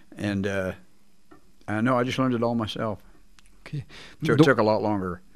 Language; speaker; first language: English; native; English